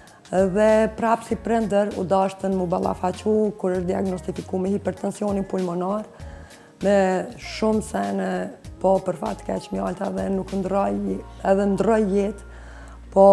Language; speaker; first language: Albanian; native; Albanian